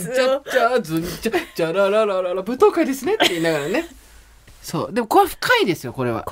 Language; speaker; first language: Japanese; native; Japanese